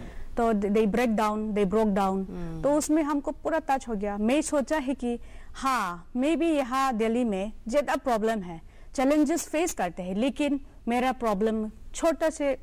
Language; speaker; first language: Hindi; non-native, local second language; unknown